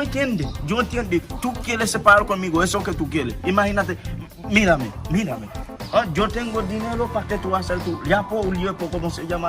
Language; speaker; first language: Spanish; non-native, learner; Haitian Creole